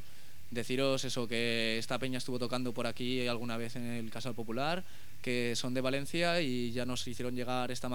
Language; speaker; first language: Spanish; native; Spanish